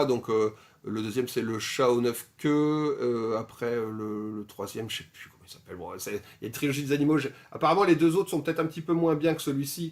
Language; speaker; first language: French; native; French